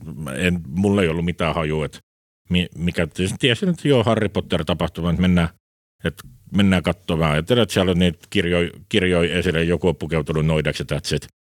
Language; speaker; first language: Finnish; native; Finnish